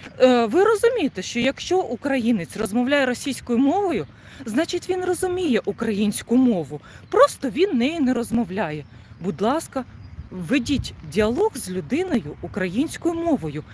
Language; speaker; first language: Ukrainian; non-native, local second language; Russian